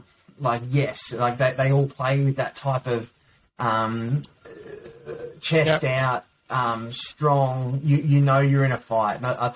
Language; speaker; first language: English; native; English